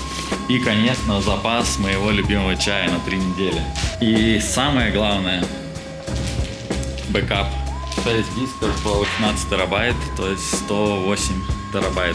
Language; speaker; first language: Russian; native; Russian